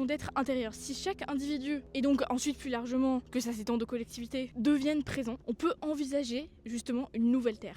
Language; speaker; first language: French; native; French